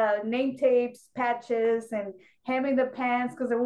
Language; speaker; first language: English; non-native, fluent; Spanish